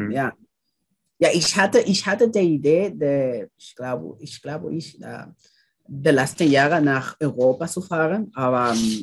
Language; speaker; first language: German; non-native, learner; Spanish